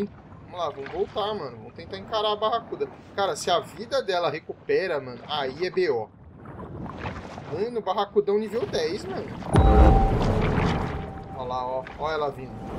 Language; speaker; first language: Portuguese; native; Portuguese